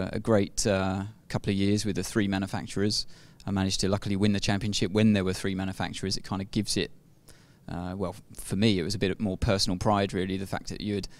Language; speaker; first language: English; native; English